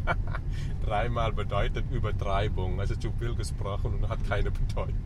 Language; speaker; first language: German; non-native, fluent; Indonesian